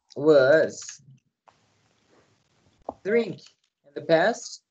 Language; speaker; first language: English; non-native, learner; Portuguese